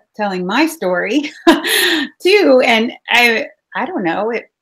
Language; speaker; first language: English; native; English